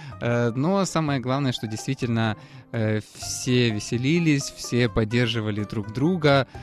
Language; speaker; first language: Russian; native; Russian